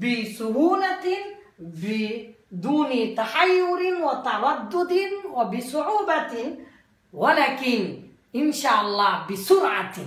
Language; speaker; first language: Arabic; non-native, fluent; Bangla